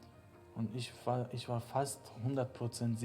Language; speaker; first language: German; non-native, fluent; Persian